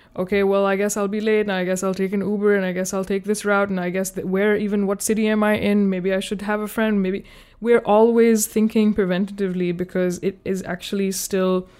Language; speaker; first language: English; non-native, local second language; Urdu